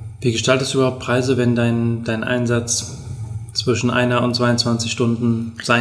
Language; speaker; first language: German; native; German